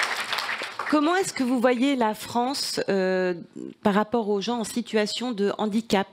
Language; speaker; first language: French; native; French